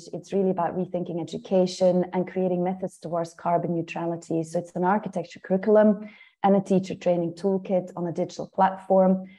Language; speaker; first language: English; non-native, fluent; Dutch